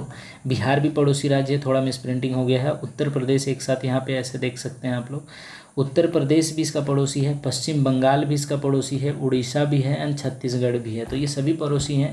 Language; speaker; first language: Hindi; native; Hindi